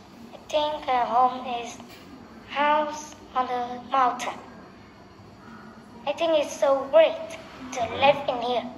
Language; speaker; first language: English; non-native, learner; Vietnamese